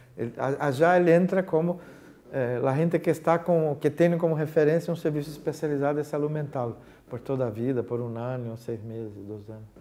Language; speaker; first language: Portuguese; native; Portuguese